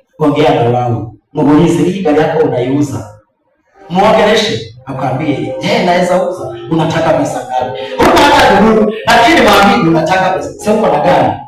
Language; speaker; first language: Swahili; non-native, local second language; Rundi